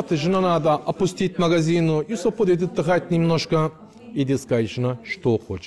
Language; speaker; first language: Russian; non-native, learner; Turkish